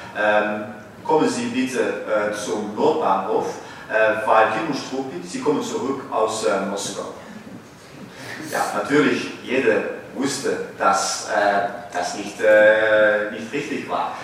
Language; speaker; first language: German; non-native, fluent; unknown